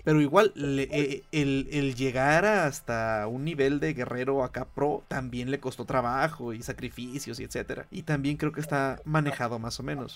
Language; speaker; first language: Spanish; native; Spanish